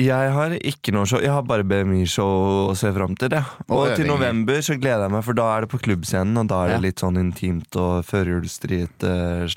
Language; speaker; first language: Norwegian; native; Norwegian